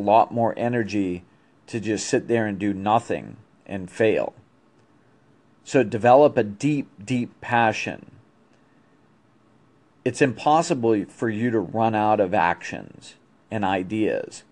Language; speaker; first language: English; native; English